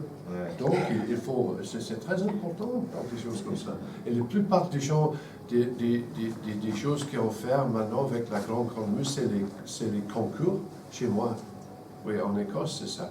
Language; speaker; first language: French; non-native, fluent; English